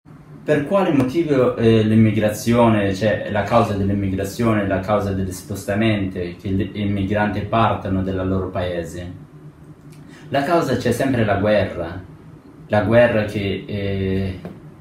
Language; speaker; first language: Italian; non-native, fluent; Persian